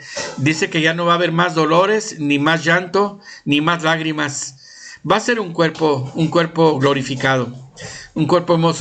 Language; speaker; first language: Spanish; native; Spanish